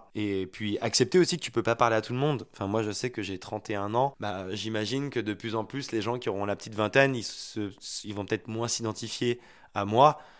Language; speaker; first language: French; native; French